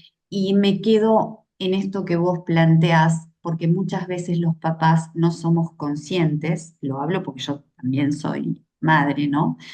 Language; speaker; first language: Spanish; native; Spanish